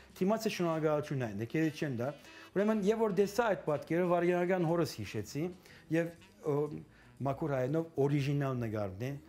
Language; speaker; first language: Armenian; early bilingual, heritage; Armenian